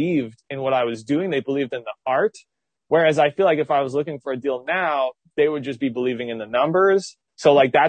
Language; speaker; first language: English; native; English